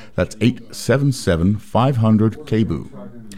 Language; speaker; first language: English; native; English